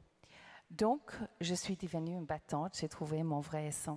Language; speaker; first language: French; non-native, fluent; English